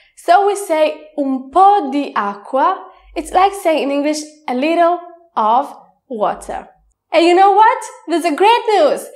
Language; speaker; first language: English; non-native, fluent; Italian